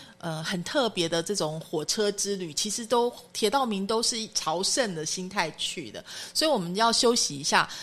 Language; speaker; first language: Chinese; native; Chinese